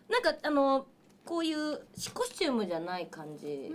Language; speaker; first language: Japanese; native; Japanese